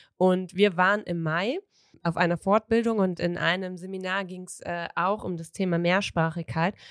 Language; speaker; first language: German; native; German